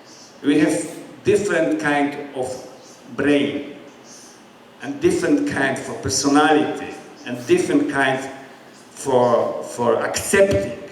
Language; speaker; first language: English; non-native, learner; Polish